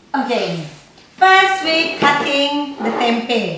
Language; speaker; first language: English; non-native, learner; Indonesian